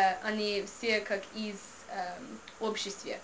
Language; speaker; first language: Russian; non-native, learner; English